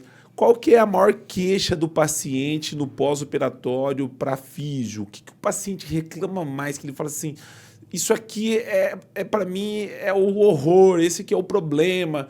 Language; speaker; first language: Portuguese; native; Portuguese